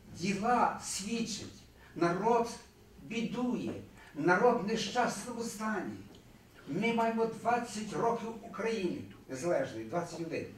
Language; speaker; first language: Ukrainian; early bilingual, heritage; Ukrainian